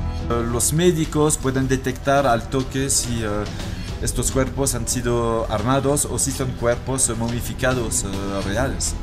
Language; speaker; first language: Spanish; non-native, fluent; French